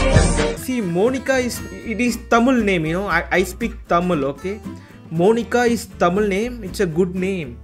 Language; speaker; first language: English; non-native, learner; Tamil